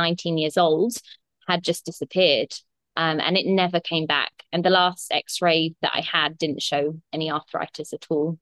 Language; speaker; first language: English; native; English